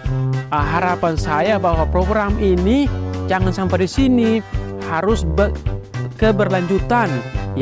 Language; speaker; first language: Indonesian; non-native, fluent; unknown